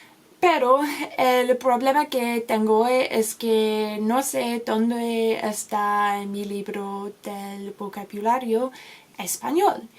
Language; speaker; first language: Spanish; non-native, learner; English